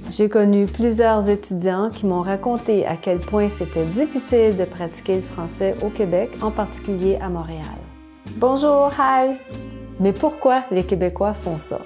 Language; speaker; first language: French; native; French